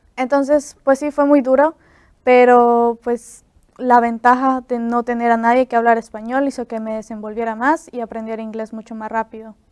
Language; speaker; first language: Spanish; native; Spanish